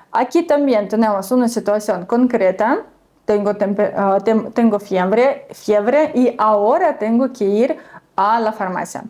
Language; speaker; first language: Spanish; non-native, fluent; Russian